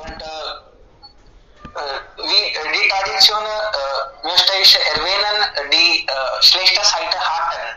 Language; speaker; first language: German; non-native, learner; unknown